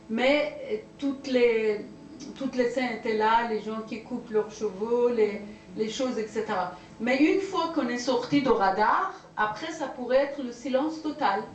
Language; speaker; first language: French; non-native, fluent; Persian